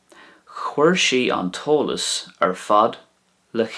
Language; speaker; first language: Irish; non-native, local second language; English